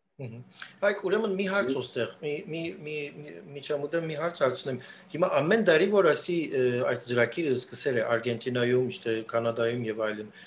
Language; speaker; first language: Armenian; early bilingual, heritage; Armenian